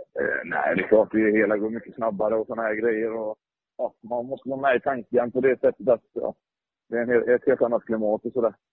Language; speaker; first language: Swedish; native; Swedish